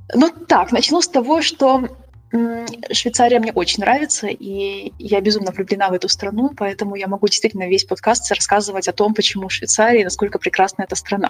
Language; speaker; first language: Russian; native; Russian